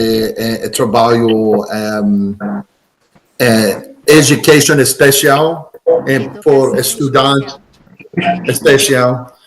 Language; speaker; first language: Portuguese; non-native, learner; English